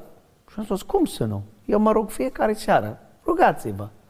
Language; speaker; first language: Romanian; non-native, learner; English